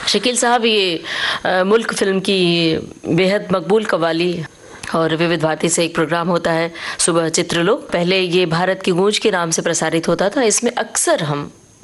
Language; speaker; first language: Hindi; native; Hindi